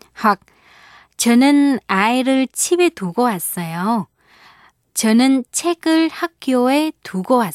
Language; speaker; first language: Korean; non-native, fluent; Vietnamese